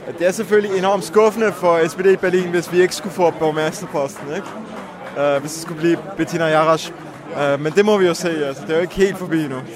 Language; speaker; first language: Danish; early bilingual, heritage; Danish